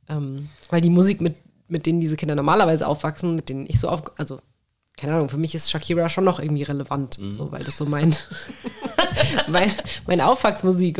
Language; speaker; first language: German; native; German